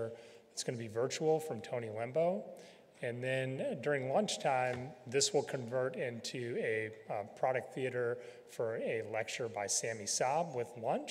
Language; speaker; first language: English; native; English